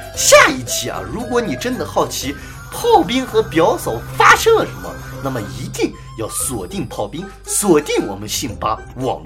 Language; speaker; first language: Chinese; native; Chinese